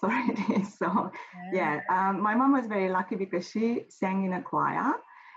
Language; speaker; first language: English; non-native, fluent; Hungarian